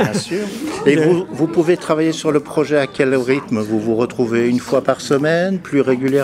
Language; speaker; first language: French; native; French